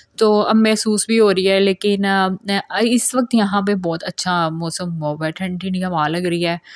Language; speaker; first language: Urdu; non-native, local second language; Punjabi